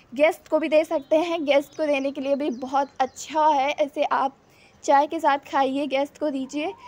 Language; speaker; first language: Hindi; native; Hindi